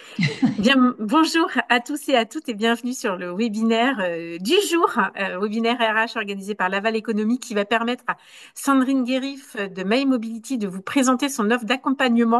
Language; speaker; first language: French; native; French